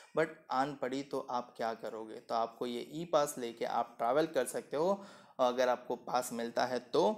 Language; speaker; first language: Hindi; non-native, local second language; Gujarati